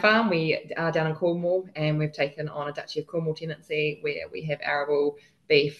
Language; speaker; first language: English; native; English